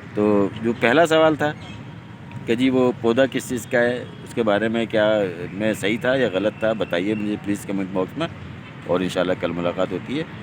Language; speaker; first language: Urdu; non-native, local second language; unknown